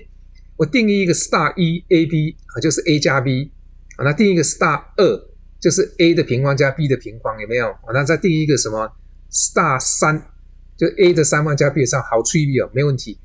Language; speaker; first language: Chinese; native; Chinese